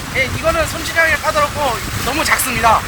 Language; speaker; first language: Korean; native; Korean